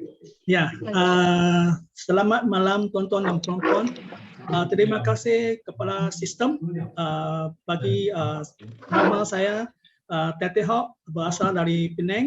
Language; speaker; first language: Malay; non-native, local second language; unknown